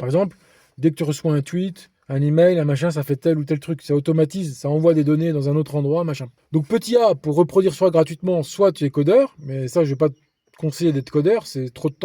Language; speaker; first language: French; native; French